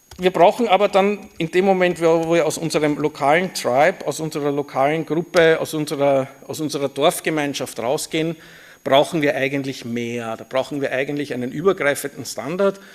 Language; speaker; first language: German; native; German